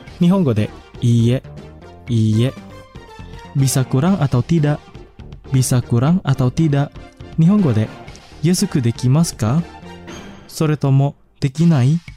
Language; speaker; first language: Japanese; non-native, fluent; Indonesian